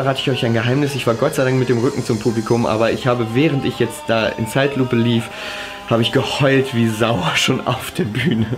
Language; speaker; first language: German; native; German